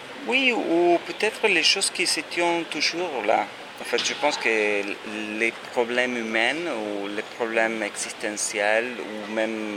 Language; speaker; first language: French; non-native, fluent; Spanish